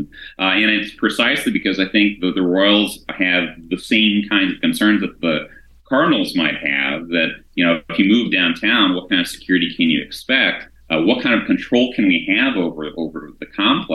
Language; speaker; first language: English; native; English